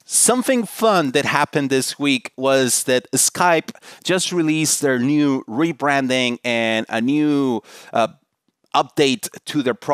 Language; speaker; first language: English; non-native, fluent; Spanish